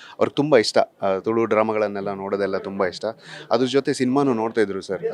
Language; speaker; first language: Kannada; non-native, local second language; Tulu